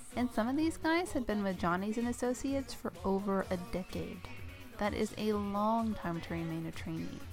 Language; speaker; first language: English; native; English